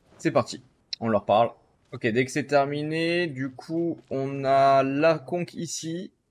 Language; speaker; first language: French; native; French